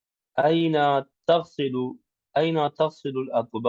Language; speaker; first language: Arabic; non-native, learner; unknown